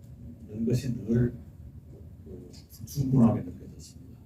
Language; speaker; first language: Korean; native; Korean